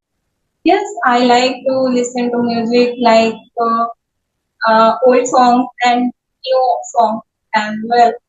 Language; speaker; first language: English; non-native, learner; Hindi